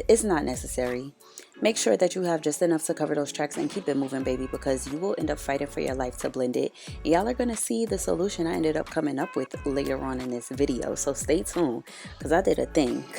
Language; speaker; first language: English; native; English